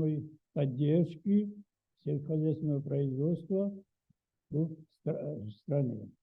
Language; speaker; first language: Russian; native; Russian